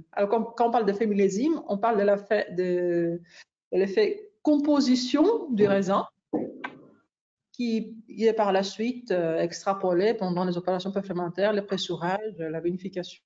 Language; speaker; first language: French; non-native, fluent; Greek